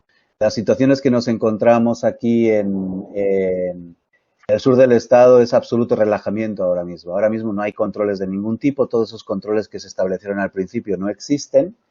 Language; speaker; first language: Spanish; native; Spanish